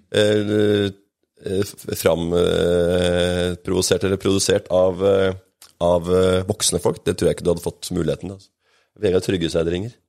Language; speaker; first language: Norwegian; native; Norwegian